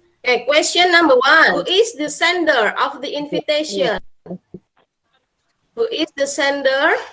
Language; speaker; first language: English; non-native, fluent; Indonesian